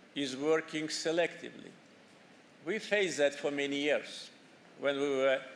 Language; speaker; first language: English; non-native, fluent; Azerbaijani